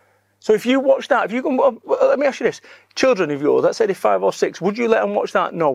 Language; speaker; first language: English; native; English